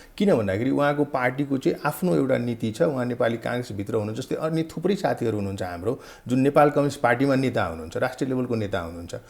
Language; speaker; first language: Nepali; non-native, local second language; Maithili